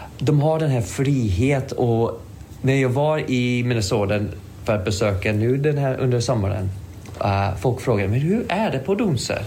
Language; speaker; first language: Swedish; non-native, fluent; English